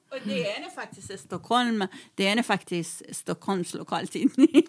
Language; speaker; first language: Swedish; non-native, fluent; Persian